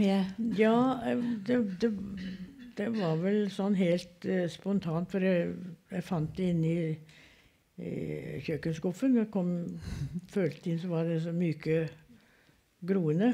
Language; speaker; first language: Norwegian; native; Norwegian